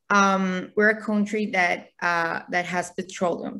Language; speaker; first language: English; non-native, fluent; Spanish